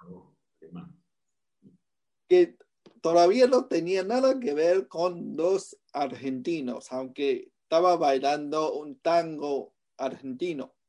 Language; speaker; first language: Spanish; non-native, fluent; Chinese